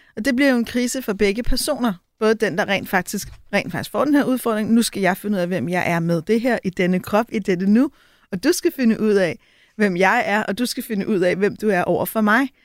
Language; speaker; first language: Danish; native; Danish